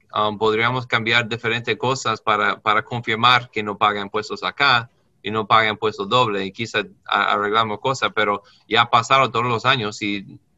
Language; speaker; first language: Spanish; non-native, learner; English